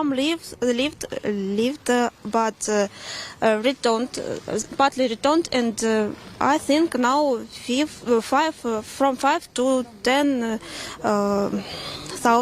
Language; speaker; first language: English; non-native, learner; Russian